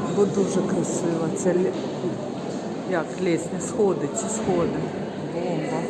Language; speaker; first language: Ukrainian; native; Ukrainian